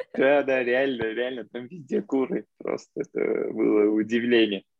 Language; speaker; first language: Russian; non-native, local second language; Armenian